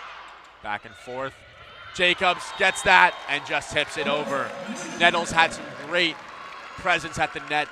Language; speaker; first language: English; native; English